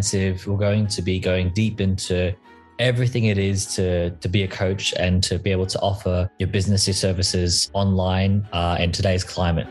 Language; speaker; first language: English; native; English